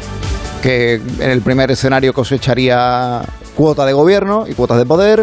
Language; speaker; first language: Spanish; native; Spanish